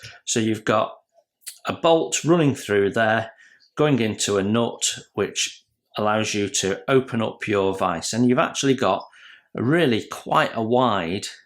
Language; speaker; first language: English; native; English